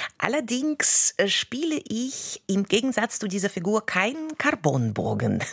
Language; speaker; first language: German; non-native, fluent; Russian